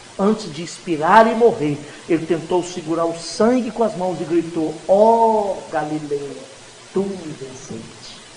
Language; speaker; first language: Portuguese; native; Portuguese